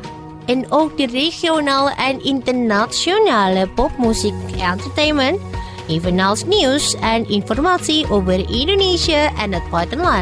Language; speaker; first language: Dutch; non-native, learner; Indonesian